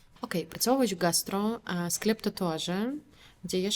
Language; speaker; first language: Polish; non-native, fluent; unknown